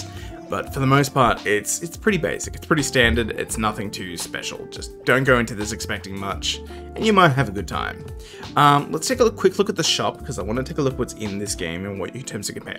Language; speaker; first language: English; native; English